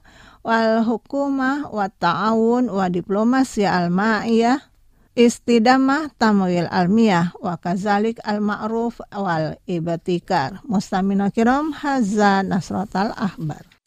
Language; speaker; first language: Arabic; non-native, fluent; Indonesian